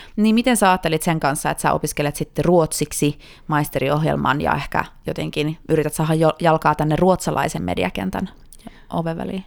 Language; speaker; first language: Finnish; native; Finnish